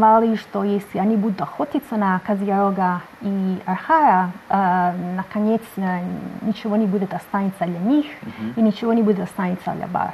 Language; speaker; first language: Russian; non-native, learner; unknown